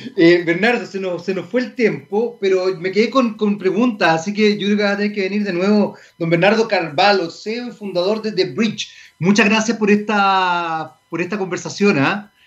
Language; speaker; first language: Spanish; native; Spanish